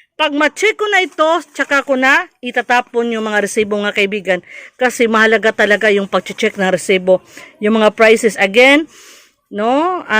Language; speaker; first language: Filipino; non-native, local second language; Cebuano